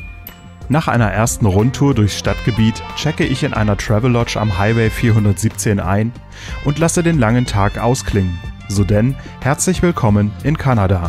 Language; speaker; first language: German; native; German